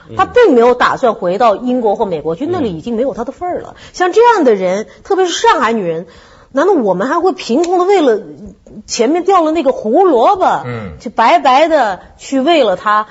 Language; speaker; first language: Chinese; native; Chinese